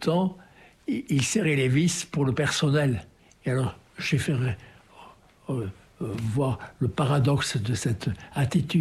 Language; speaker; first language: French; native; French